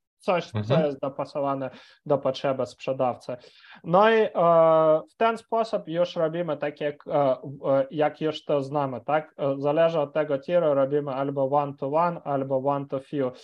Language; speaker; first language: Polish; non-native, fluent; Ukrainian